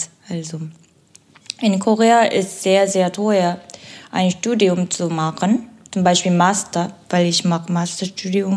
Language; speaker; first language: German; non-native, learner; Korean